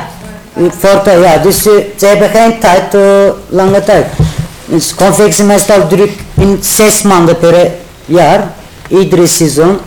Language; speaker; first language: Dutch; non-native, learner; Turkish